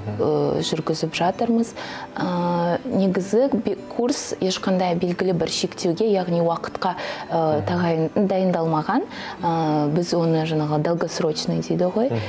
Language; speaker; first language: Kazakh; native; Kazakh